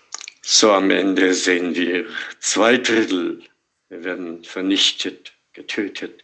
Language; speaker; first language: German; non-native, fluent; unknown